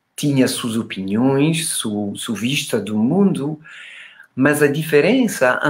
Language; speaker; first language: Portuguese; non-native, fluent; German